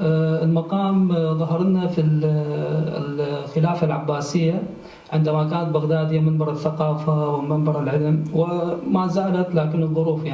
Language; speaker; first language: Arabic; native; Arabic